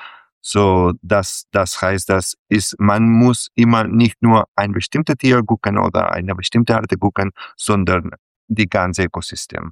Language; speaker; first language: German; non-native, fluent; Catalan